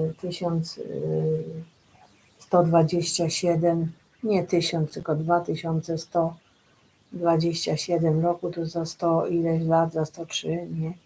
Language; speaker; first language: Polish; native; Polish